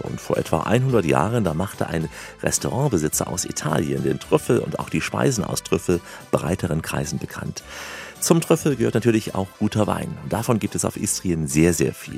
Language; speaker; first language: German; native; German